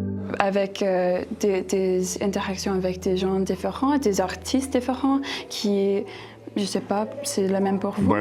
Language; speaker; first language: French; non-native, learner; English